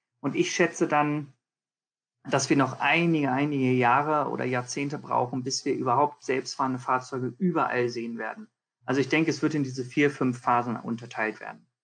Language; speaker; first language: German; early bilingual, heritage; German